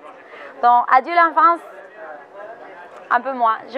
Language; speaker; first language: French; non-native, fluent; Spanish